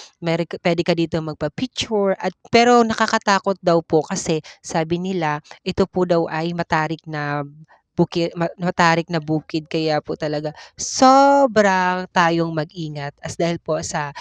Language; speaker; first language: Filipino; non-native, local second language; Bikol